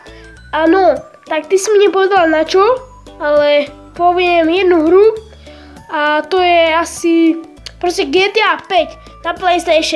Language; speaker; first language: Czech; non-native, learner; Slovak